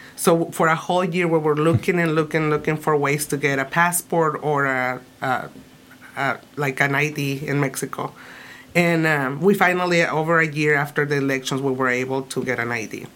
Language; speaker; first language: English; early bilingual, other home language; Spanish